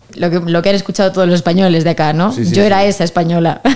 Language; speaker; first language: Spanish; native; Spanish